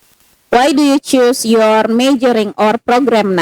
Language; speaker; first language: English; non-native, fluent; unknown